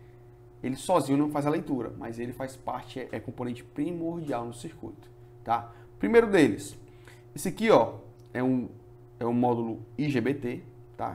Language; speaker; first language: Portuguese; native; Portuguese